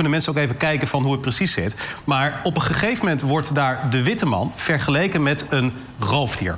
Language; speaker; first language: Dutch; native; Dutch